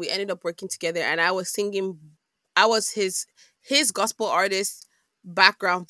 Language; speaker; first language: English; non-native, local second language; Igbo